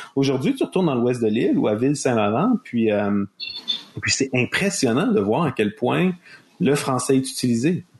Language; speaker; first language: French; native; French